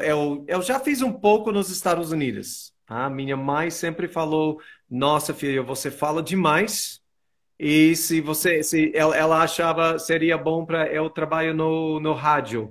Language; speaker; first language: Portuguese; non-native, fluent; English